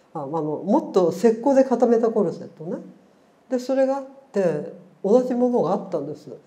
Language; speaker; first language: Japanese; native; Japanese